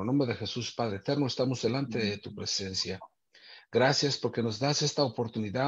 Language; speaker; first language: Spanish; native; Spanish